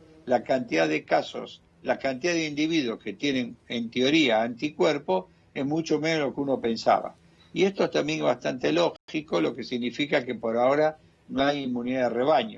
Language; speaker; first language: Spanish; native; Spanish